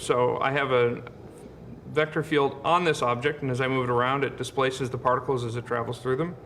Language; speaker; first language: English; native; English